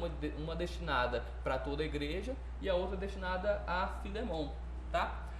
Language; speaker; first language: Portuguese; native; Portuguese